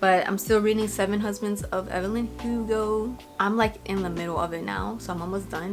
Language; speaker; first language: English; native; English